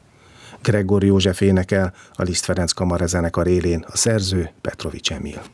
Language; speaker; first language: Hungarian; native; Hungarian